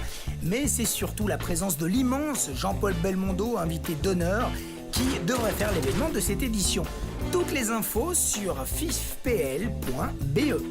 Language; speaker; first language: French; native; French